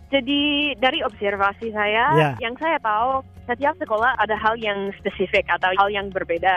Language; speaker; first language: Indonesian; non-native, fluent; English